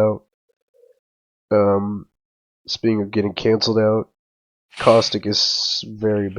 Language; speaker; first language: English; native; English